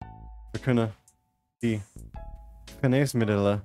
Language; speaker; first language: Dutch; non-native, learner; English